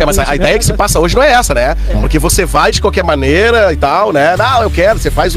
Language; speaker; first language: Portuguese; native; Portuguese